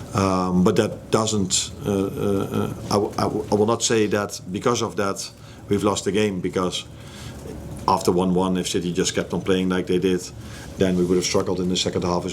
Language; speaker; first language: English; non-native, fluent; Dutch